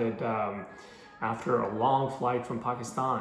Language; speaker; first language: English; non-native, local second language; Urdu